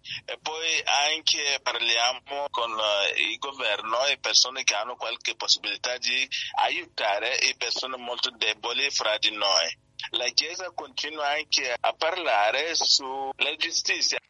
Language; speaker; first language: Italian; non-native, learner; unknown